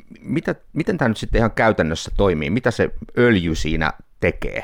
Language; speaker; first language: Finnish; native; Finnish